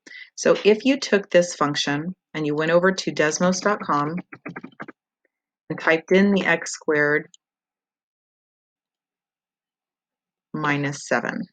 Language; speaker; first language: English; native; English